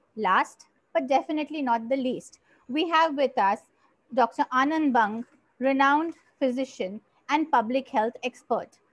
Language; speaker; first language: English; non-native, local second language; Marathi